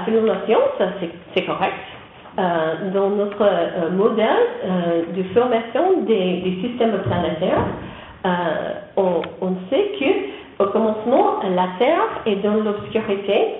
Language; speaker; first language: French; non-native, learner; English